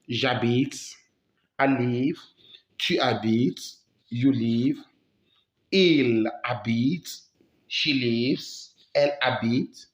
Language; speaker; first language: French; non-native, fluent; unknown